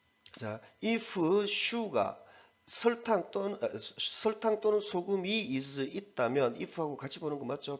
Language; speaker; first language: Korean; native; Korean